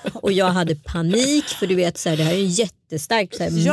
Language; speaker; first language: Swedish; early bilingual, other home language; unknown